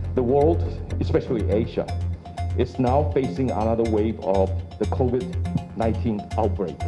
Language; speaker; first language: English; non-native, fluent; Chinese